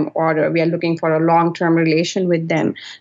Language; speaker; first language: English; non-native, local second language; Nepali